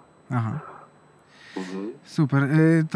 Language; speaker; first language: Polish; native; Polish